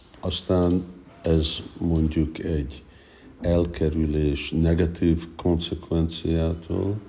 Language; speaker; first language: Hungarian; early bilingual, heritage; Hungarian